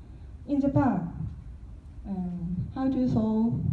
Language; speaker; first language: English; non-native, learner; Korean